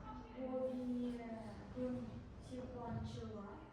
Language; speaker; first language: Chinese; non-native, learner; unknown